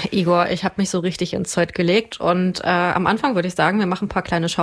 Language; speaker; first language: German; native; German